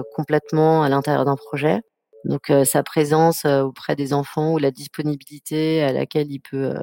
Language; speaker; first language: French; native; French